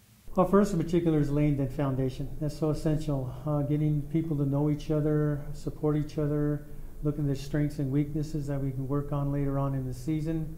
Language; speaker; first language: English; native; English